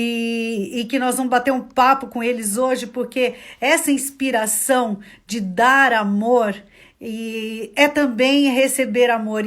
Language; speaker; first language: Portuguese; native; Portuguese